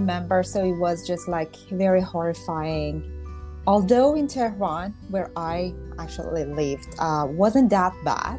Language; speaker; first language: English; non-native, fluent; Persian